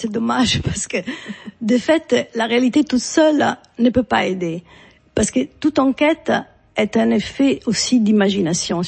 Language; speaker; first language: French; non-native, fluent; Italian